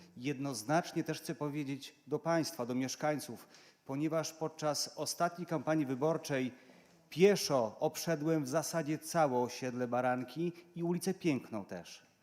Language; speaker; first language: Polish; native; Polish